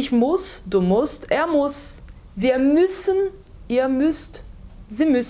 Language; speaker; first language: German; non-native, fluent; Portuguese